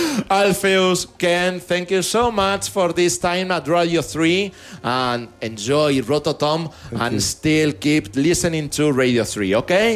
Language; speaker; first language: English; non-native, fluent; Spanish